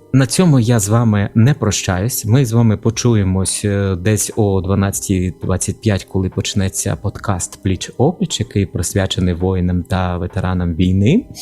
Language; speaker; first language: Ukrainian; native; Ukrainian